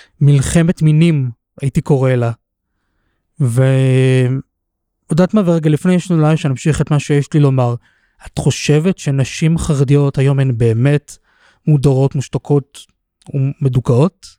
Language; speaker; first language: Hebrew; native; Hebrew